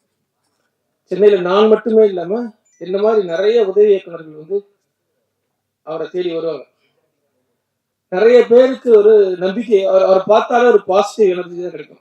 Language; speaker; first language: Tamil; native; Tamil